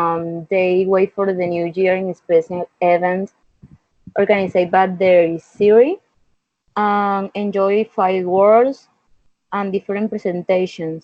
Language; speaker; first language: English; non-native, learner; Spanish